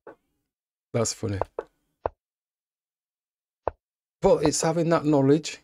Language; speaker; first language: English; native; English